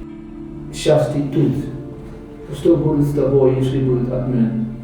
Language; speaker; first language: Russian; non-native, learner; Dutch